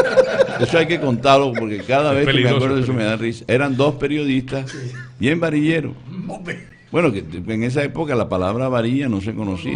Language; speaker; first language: Spanish; native; Spanish